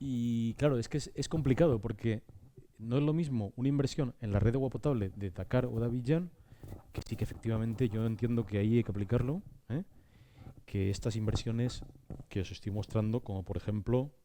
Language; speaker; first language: Spanish; native; Spanish